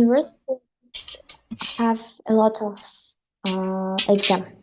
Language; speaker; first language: English; non-native, learner; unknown